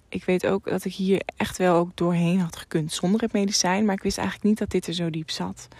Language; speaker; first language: Dutch; non-native, local second language; Western Frisian